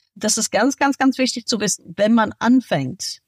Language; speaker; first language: German; non-native, fluent; English